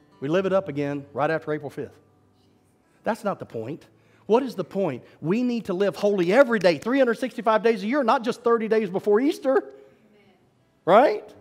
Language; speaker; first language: English; native; English